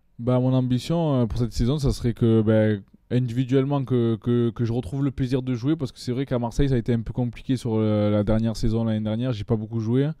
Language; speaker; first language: French; native; French